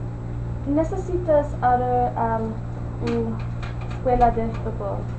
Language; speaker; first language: Spanish; non-native, learner; English